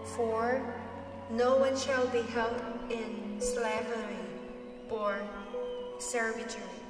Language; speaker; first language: English; native; English